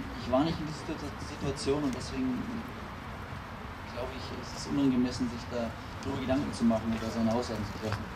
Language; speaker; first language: German; native; German